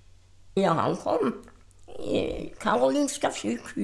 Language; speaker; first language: Swedish; non-native, fluent; German